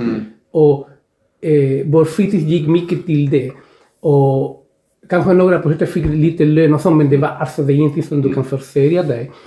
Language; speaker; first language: Swedish; non-native, fluent; Spanish